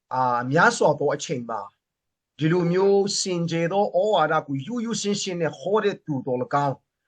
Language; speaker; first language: Burmese; non-native, local second language; Hakha Chin